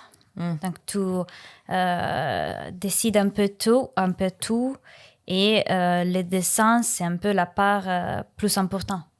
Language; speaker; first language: French; non-native, learner; Italian